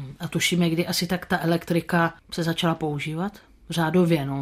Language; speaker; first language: Czech; native; Czech